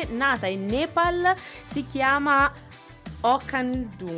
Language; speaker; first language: Italian; native; Italian